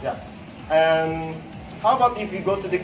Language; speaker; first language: English; non-native, learner; Indonesian